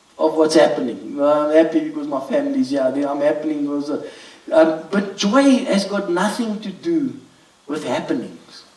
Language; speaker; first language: English; non-native, local second language; Afrikaans